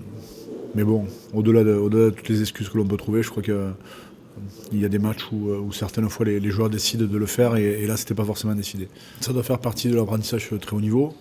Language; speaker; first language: French; native; French